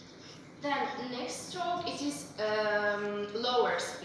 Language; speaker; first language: English; non-native, fluent; Russian